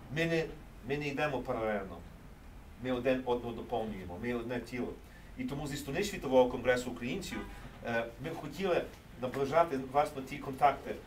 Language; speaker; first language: Ukrainian; early bilingual, heritage; English